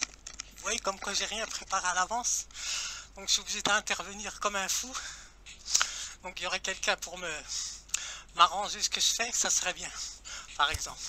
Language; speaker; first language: French; native; French